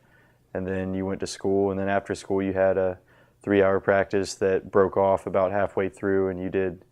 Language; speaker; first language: English; native; English